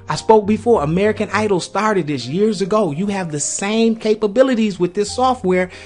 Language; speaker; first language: English; native; English